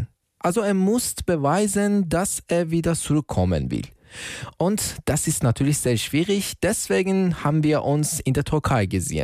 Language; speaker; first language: German; non-native, fluent; Persian